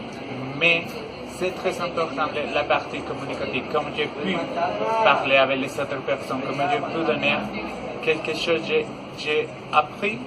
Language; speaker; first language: French; non-native, learner; Spanish